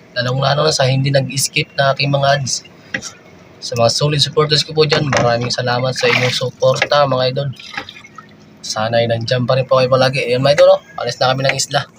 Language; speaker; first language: Filipino; non-native, local second language; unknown